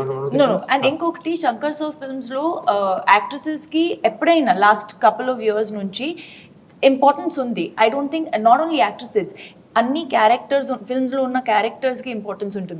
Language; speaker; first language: Telugu; non-native, fluent; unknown